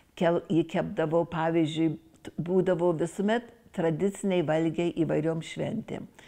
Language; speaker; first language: Lithuanian; early bilingual, heritage; Lithuanian